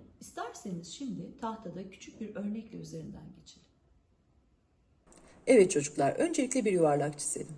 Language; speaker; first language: Turkish; native; Turkish